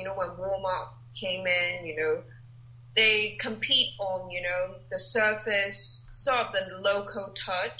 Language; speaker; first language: English; non-native, local second language; Cantonese